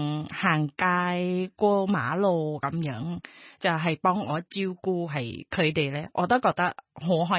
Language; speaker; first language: Cantonese; non-native, fluent; Thai